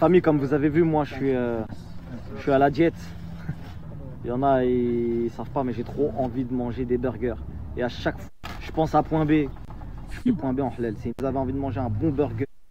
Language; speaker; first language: French; native; French